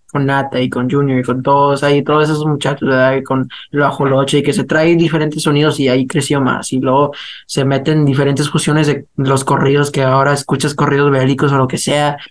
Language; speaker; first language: Spanish; early bilingual, heritage; Spanish